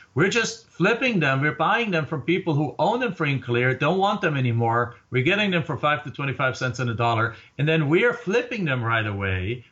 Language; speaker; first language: English; non-native, fluent; German